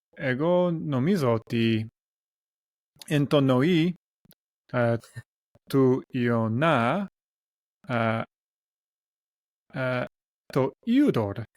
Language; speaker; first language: Greek; non-native, learner; English